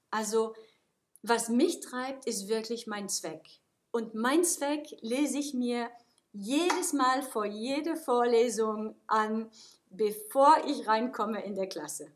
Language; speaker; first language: German; non-native, fluent; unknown